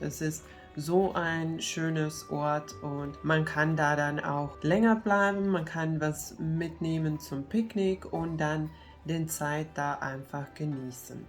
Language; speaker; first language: German; non-native, fluent; Finnish